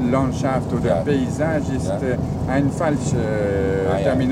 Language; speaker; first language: German; non-native, learner; French